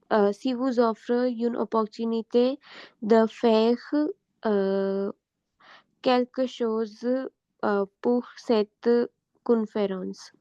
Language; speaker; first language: French; non-native, learner; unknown